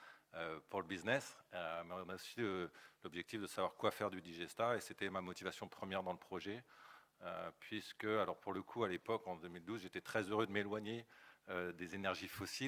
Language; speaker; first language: French; native; French